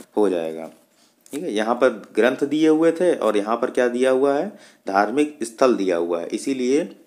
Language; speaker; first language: Hindi; native; Hindi